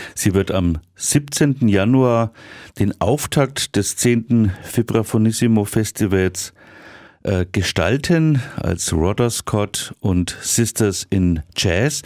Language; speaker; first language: German; native; German